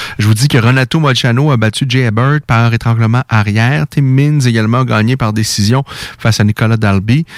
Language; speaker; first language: French; native; French